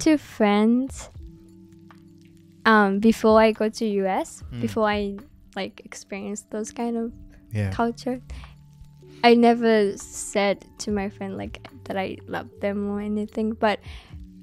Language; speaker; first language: English; non-native, fluent; Japanese